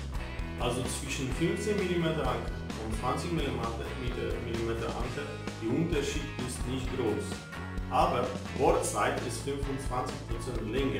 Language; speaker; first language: German; non-native, learner; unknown